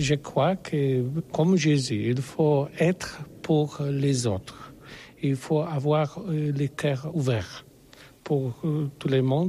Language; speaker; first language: French; non-native, learner; Polish